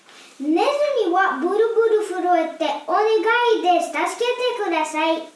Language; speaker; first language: Japanese; non-native, learner; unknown